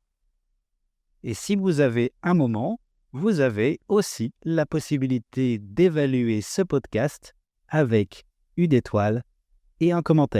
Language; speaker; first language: French; native; French